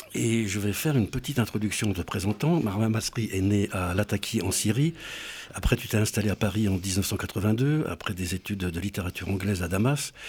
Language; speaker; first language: French; native; French